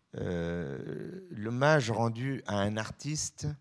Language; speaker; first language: French; native; French